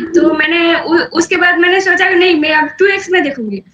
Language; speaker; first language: Hindi; non-native, local second language; Bangla